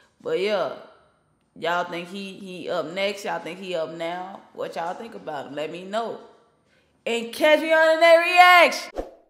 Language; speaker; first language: English; native; English